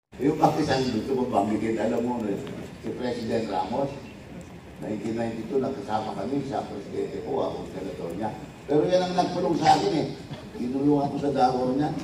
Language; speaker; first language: Filipino; non-native, local second language; Iloko